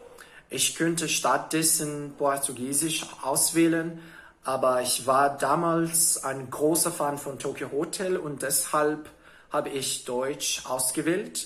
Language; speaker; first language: German; non-native, learner; Spanish